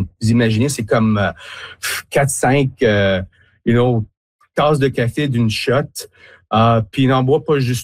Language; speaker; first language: French; native; French